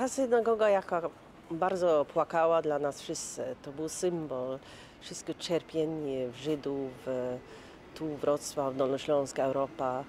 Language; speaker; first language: Polish; non-native, learner; Norwegian